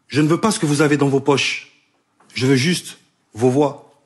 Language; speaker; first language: French; native; French